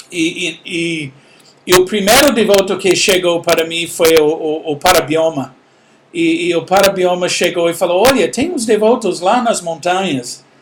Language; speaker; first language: Portuguese; non-native, fluent; English